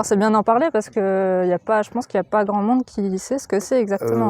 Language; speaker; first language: French; native; French